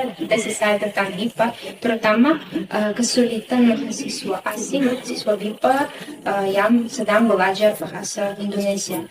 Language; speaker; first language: Indonesian; non-native, fluent; Russian